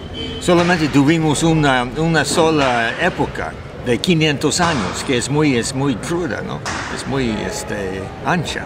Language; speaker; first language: Spanish; non-native, fluent; English